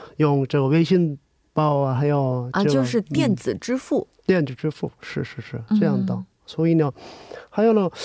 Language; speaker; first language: Chinese; non-native, learner; Korean